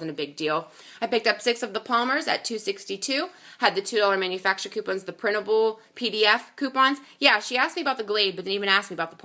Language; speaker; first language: English; native; English